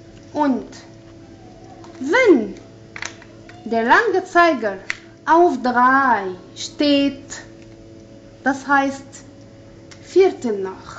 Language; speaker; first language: German; non-native, fluent; Arabic